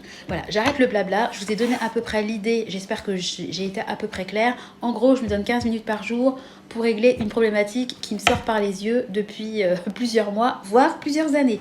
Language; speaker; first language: French; native; French